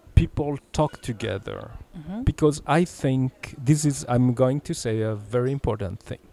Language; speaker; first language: English; early bilingual, heritage; Italian